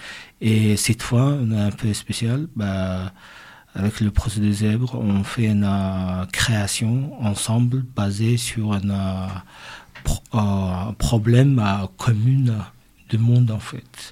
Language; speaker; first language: French; non-native, learner; Mongolian